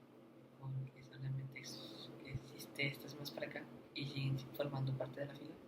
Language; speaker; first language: Spanish; native; Spanish